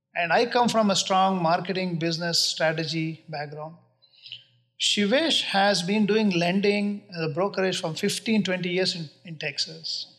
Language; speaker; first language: English; non-native, local second language; Kannada